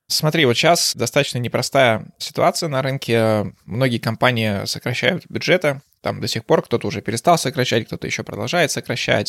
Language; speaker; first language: Russian; native; Russian